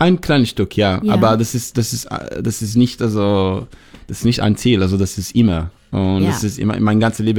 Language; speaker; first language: German; non-native, learner; Hebrew